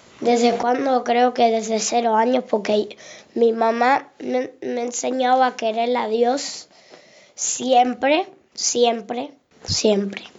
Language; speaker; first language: Spanish; early bilingual, other home language; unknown